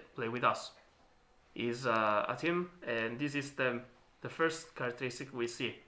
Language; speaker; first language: English; non-native, learner; Italian